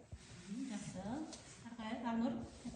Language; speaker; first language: Kazakh; native; Kazakh